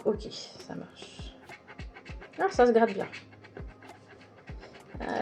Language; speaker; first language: French; native; French